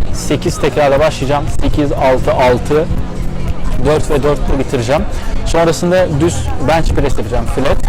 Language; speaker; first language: Turkish; native; Turkish